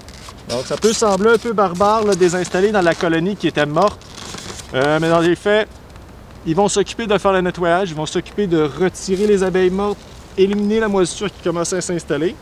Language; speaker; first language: French; native; French